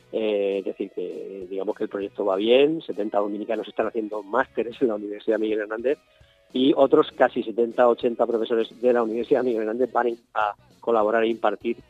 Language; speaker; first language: Spanish; native; Spanish